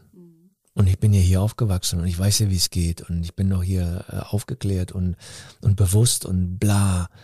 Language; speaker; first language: German; early bilingual, other home language; Turkish